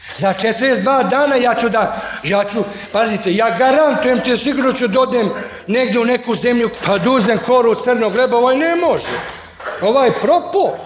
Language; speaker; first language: Serbian; native; Serbian